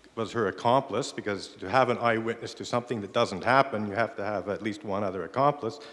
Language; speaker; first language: English; native; English